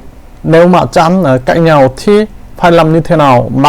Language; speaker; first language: Vietnamese; non-native, learner; Korean